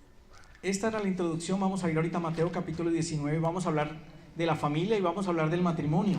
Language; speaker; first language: Spanish; native; Spanish